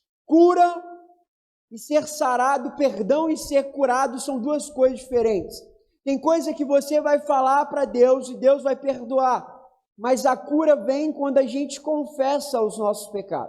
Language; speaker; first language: Portuguese; native; Portuguese